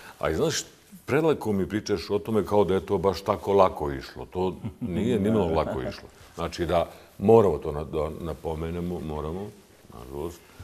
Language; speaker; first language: Bosnian; native; Bosnian